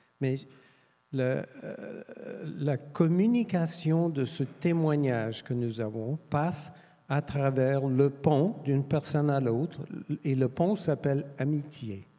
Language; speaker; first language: French; non-native, fluent; English